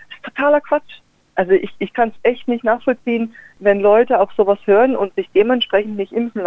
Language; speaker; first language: German; native; German